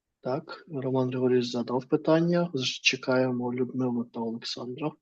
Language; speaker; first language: Ukrainian; non-native, fluent; Russian